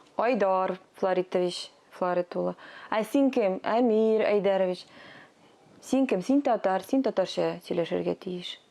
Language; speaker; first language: Tatar; non-native, local second language; Russian